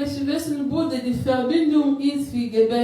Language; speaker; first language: German; non-native, learner; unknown